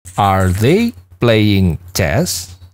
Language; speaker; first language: English; non-native, fluent; Indonesian